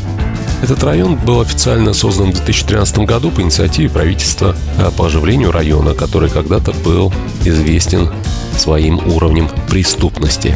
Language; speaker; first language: Russian; native; Russian